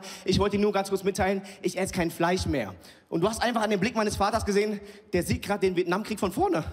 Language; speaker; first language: German; early bilingual, other home language; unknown